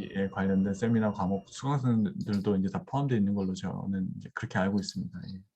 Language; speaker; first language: Korean; native; Korean